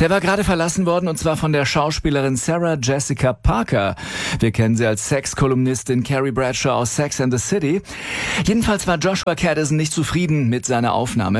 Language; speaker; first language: German; native; German